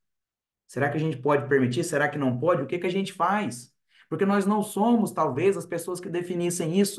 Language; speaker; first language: Portuguese; native; Portuguese